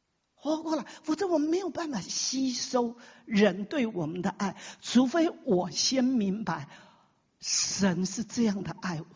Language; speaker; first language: Chinese; native; Chinese